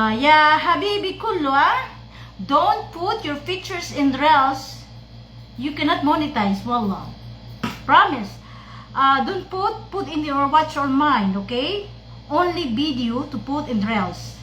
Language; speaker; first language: English; non-native, local second language; Filipino